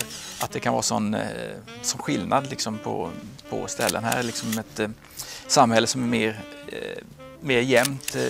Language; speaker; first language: Swedish; native; Swedish